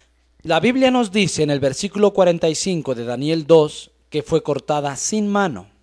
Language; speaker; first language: Spanish; native; Spanish